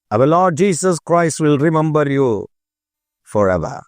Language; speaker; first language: English; non-native, local second language; Tamil